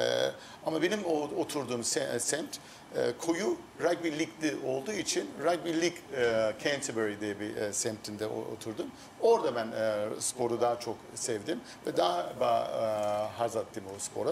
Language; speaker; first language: Turkish; early bilingual, heritage; Turkish